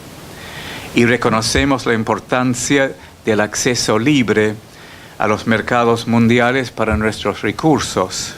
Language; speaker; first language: Spanish; non-native, fluent; English